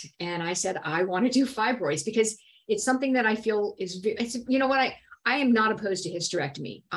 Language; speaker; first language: English; native; English